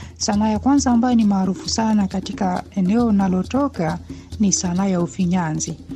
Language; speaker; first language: Swahili; non-native, local second language; Luyia